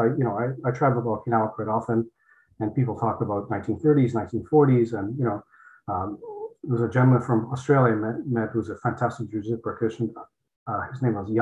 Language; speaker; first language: English; non-native, fluent; Polish